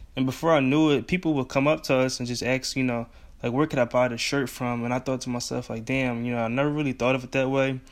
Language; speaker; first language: English; native; English